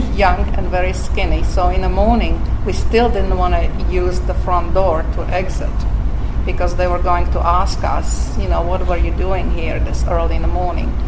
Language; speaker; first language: English; non-native, fluent; Slovak